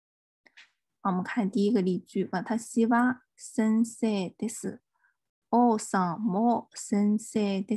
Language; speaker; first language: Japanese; non-native, fluent; Chinese